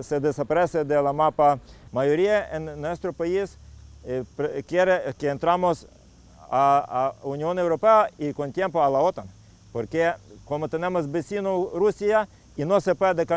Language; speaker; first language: Spanish; non-native, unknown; Ukrainian